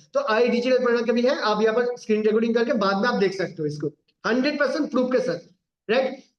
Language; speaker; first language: Hindi; non-native, local second language; Bangla